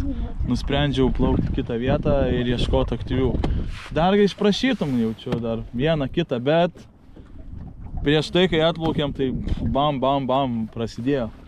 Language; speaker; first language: Lithuanian; native; Lithuanian